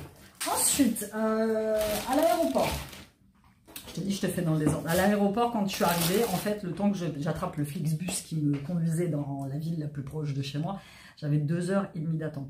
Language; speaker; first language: French; native; French